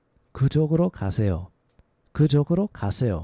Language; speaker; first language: Korean; non-native, fluent; English